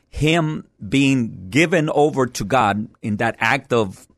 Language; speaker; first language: English; early bilingual, other home language; Spanish